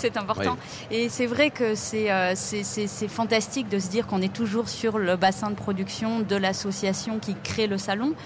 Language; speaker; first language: French; native; French